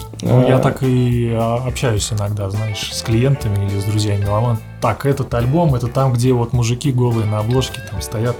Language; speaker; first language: Russian; native; Russian